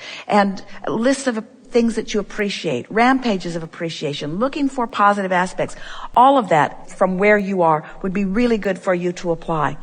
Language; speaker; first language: English; native; English